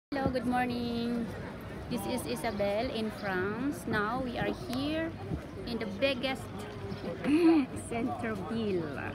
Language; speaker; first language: English; non-native, local second language; Filipino